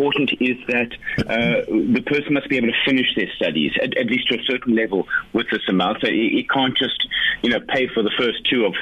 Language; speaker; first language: English; native; English